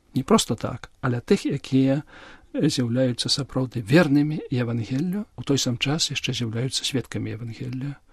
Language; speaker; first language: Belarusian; non-native, local second language; Polish